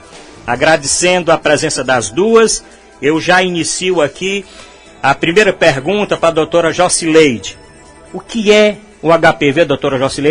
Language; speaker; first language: Portuguese; native; Portuguese